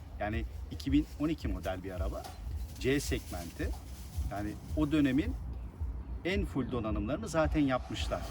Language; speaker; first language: Turkish; native; Turkish